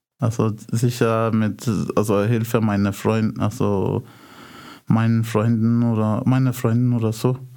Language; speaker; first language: German; non-native, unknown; Arabic